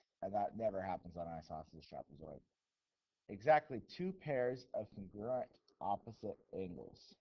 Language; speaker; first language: English; native; English